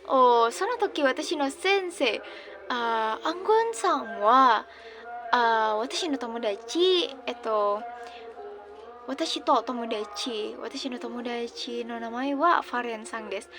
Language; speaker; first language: Japanese; non-native, learner; Indonesian